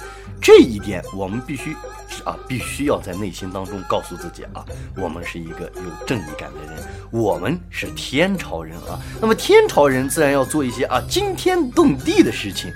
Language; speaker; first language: Chinese; native; Chinese